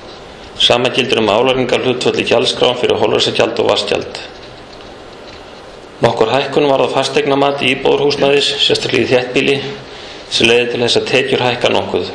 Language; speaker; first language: Icelandic; native; Icelandic